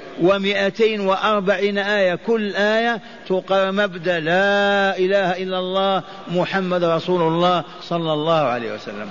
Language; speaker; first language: Arabic; native; Arabic